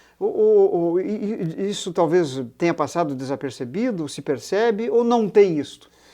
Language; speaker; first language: Portuguese; native; Portuguese